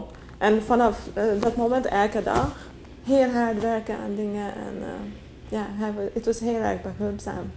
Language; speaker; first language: Dutch; non-native, fluent; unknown